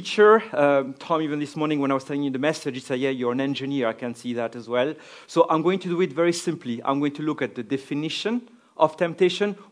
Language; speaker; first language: English; non-native, fluent; French